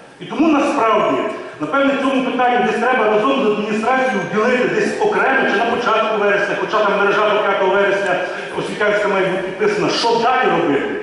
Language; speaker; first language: Ukrainian; native; Ukrainian